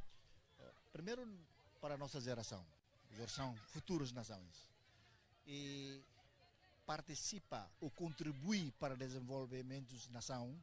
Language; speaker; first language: Portuguese; non-native, local second language; Tetum